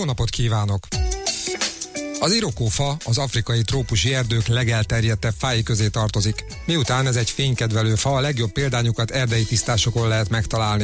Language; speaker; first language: Hungarian; native; Hungarian